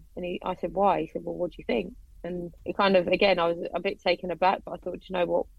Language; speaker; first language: English; native; English